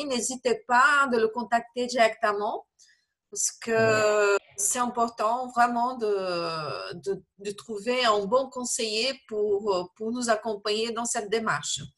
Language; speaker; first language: French; non-native, fluent; Portuguese